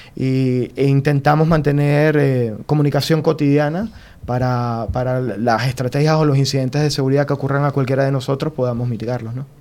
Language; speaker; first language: Spanish; native; Spanish